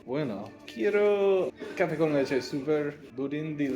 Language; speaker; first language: Spanish; non-native, learner; English